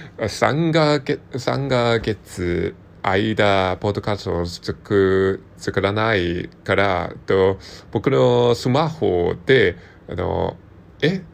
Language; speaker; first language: Japanese; non-native, learner; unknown